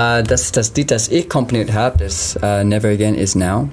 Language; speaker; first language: German; non-native, learner; English